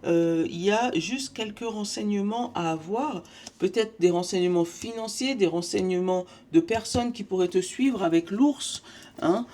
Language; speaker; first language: French; native; French